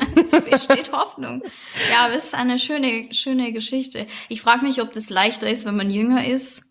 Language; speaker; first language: German; native; German